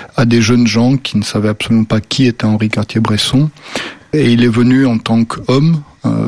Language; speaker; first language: French; early bilingual, other home language; Slovenian